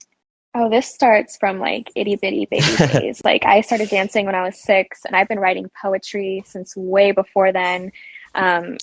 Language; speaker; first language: English; native; English